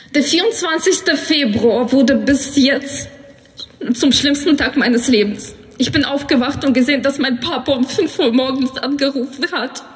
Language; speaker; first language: German; non-native, fluent; Ukrainian